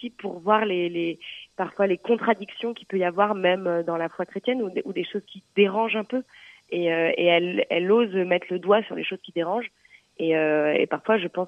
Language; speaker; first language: French; native; French